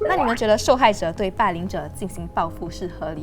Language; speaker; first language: Chinese; native; Chinese